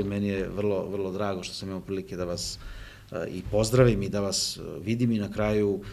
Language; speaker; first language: Bosnian; native; Bosnian